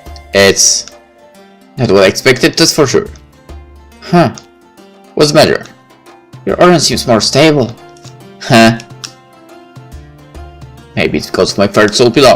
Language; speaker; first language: English; non-native, fluent; Polish